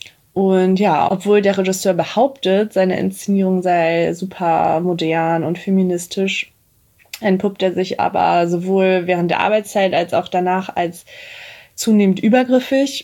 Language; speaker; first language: German; native; German